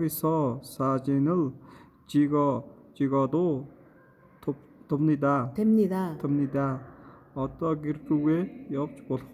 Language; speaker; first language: Korean; non-native, fluent; Mongolian